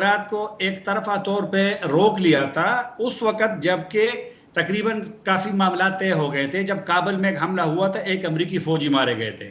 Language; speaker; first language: Hindi; non-native, local second language; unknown